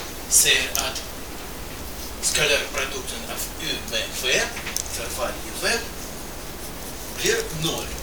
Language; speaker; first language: Swedish; non-native, fluent; Russian